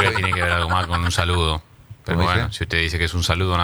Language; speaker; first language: Spanish; native; Spanish